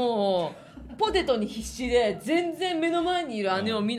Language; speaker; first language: Japanese; native; Japanese